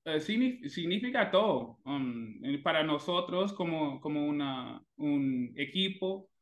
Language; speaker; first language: Spanish; non-native, learner; English